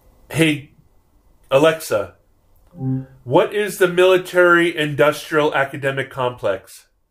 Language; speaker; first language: English; native; English